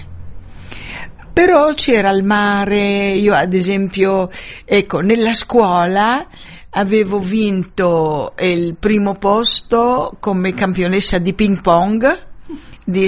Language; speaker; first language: Italian; non-native, fluent; Arabic